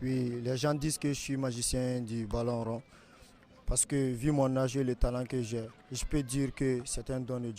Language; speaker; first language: French; non-native, local second language; Bambara